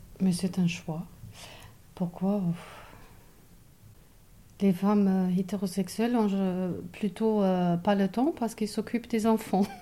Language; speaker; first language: French; non-native, fluent; German